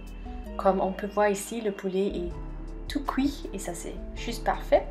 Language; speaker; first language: French; non-native, fluent; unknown